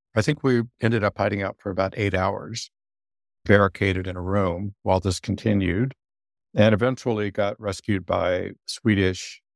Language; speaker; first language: English; native; English